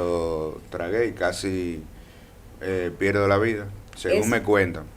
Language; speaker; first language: Spanish; native; Spanish